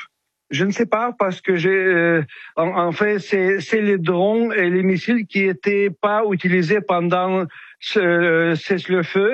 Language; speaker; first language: French; non-native, fluent; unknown